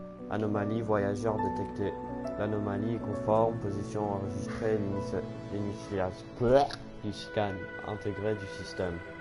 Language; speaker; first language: French; early bilingual, heritage; French